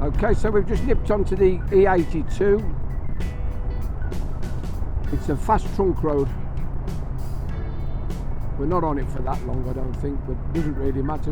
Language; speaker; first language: English; native; English